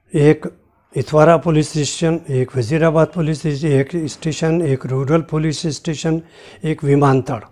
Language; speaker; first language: Hindi; non-native, local second language; Urdu